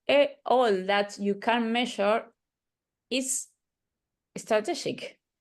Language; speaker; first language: English; non-native, learner; Spanish